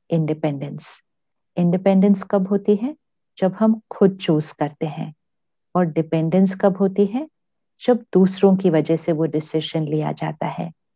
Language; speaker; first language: Hindi; native; Hindi